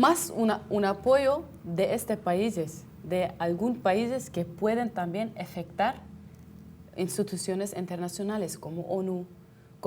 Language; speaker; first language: Spanish; non-native, fluent; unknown